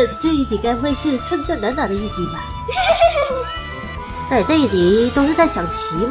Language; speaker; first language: Chinese; native; Chinese